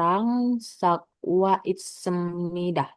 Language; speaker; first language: Korean; non-native, learner; Indonesian